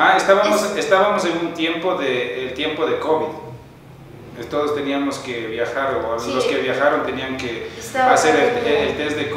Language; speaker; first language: Spanish; native; Spanish